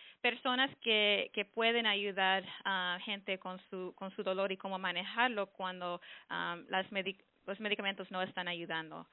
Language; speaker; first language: Spanish; early bilingual, heritage; English